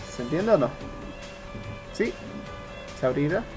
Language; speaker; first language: Spanish; native; Spanish